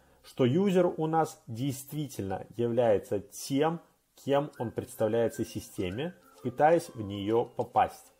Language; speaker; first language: Russian; native; Russian